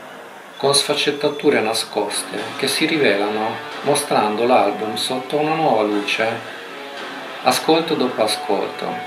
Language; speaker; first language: Italian; native; Italian